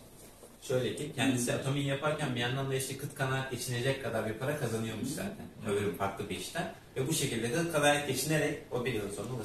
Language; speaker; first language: Turkish; native; Turkish